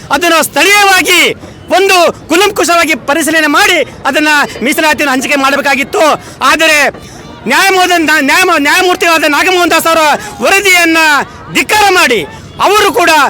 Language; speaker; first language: Kannada; non-native, local second language; Lambadi